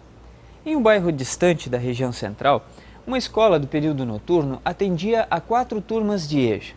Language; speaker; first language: Portuguese; native; Portuguese